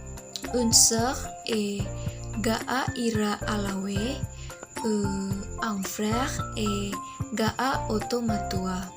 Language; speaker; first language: French; non-native, learner; Indonesian